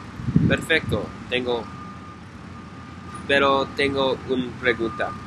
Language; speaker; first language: Spanish; non-native, learner; English